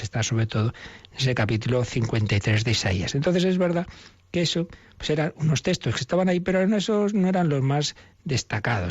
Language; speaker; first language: Spanish; native; Spanish